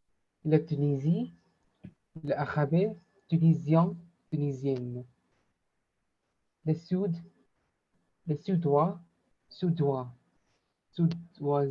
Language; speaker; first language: French; non-native, learner; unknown